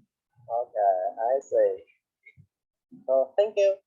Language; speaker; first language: English; non-native, learner; Vietnamese